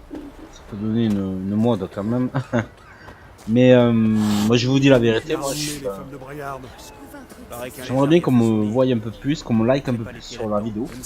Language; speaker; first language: French; native; French